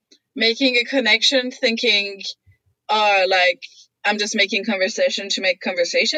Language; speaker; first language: English; non-native, fluent; French